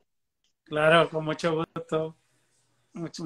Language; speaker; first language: Spanish; native; Spanish